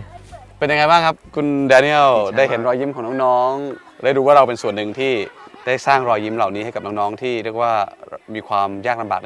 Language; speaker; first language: Thai; native; Thai